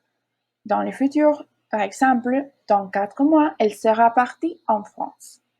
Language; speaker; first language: French; non-native, learner; Spanish